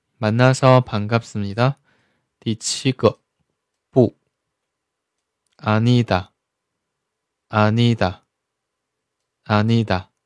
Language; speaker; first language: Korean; non-native, fluent; Chinese